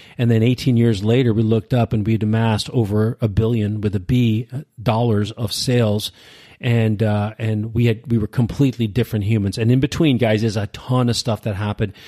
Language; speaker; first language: English; early bilingual, other home language; Urdu